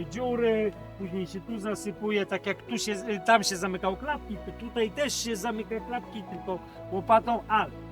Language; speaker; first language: Polish; native; Polish